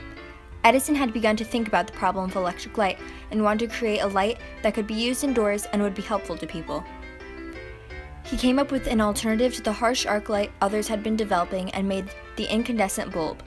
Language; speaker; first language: English; native; English